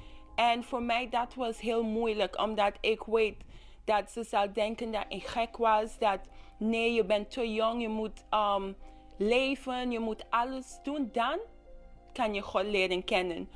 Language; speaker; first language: Dutch; non-native, local second language; English